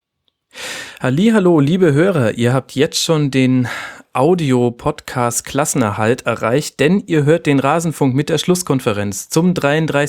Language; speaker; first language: German; native; German